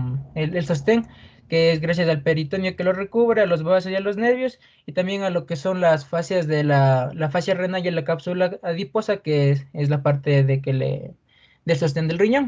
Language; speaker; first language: Spanish; native; Spanish